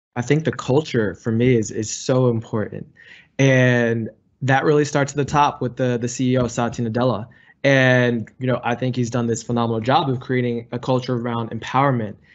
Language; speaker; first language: English; native; English